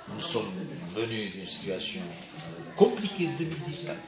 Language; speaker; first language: French; non-native, local second language; Arabic